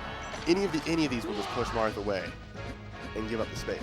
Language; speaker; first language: English; native; English